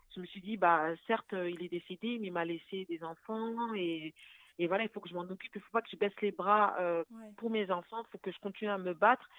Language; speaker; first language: French; native; French